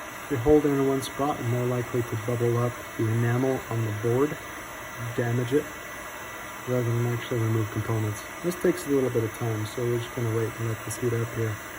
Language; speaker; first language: English; native; English